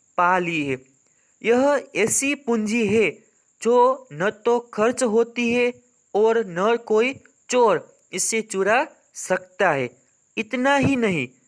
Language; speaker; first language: Hindi; non-native, local second language; Gujarati